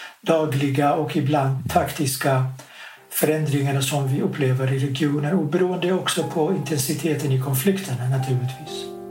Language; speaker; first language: Swedish; non-native, fluent; Kurdish